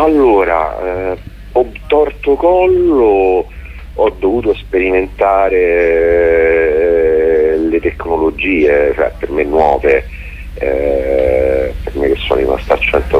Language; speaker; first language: Italian; native; Italian